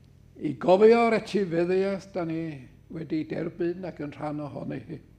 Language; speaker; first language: Welsh; native; Welsh